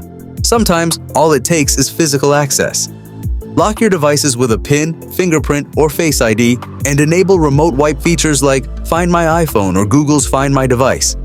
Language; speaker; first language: English; native; English